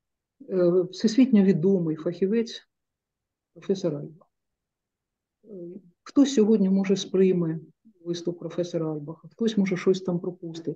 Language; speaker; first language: Ukrainian; native; Ukrainian